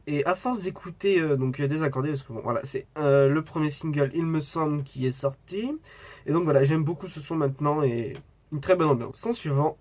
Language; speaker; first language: French; native; French